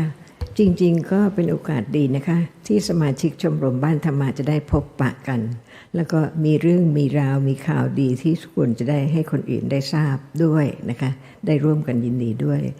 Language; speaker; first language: Thai; native; Thai